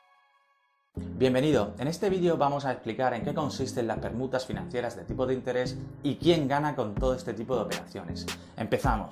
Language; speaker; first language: Spanish; native; Spanish